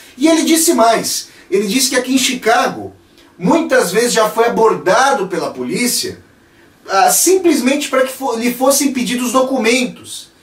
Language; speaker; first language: Portuguese; native; Portuguese